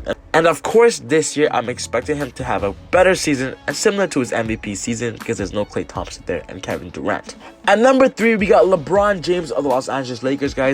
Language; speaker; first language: English; native; English